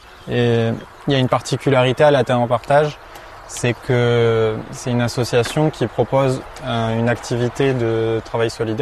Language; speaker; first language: French; native; French